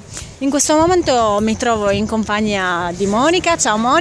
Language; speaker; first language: Italian; native; Italian